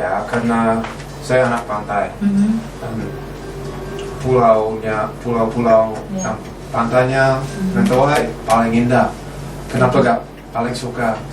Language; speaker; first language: Indonesian; non-native, fluent; English